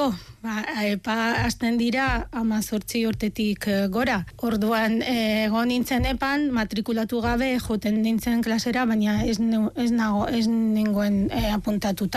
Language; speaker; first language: Basque; non-native, fluent; Arabic